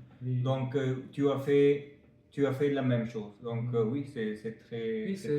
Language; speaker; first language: French; non-native, fluent; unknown